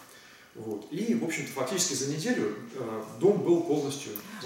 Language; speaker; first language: Russian; native; Russian